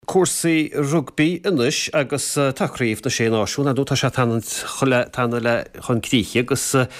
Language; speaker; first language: Irish; native; Irish